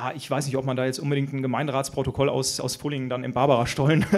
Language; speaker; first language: German; native; German